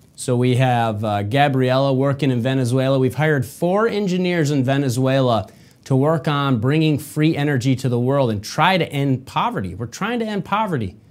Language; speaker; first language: English; native; English